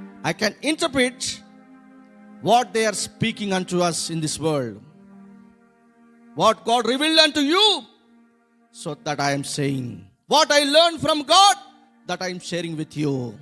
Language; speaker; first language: English; non-native, local second language; Telugu